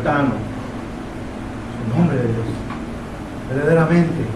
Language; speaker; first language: Spanish; native; Spanish